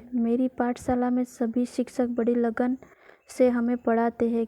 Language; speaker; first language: Hindi; non-native, local second language; Gujarati